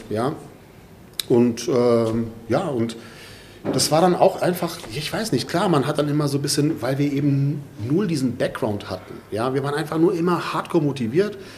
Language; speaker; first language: German; native; German